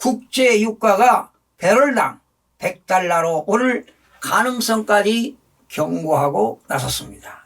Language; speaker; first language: Korean; native; Korean